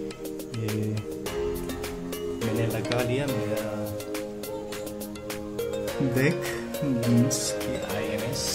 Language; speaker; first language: Hindi; non-native, local second language; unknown